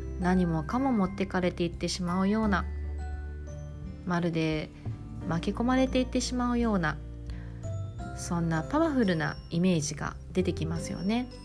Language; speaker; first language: Japanese; native; Japanese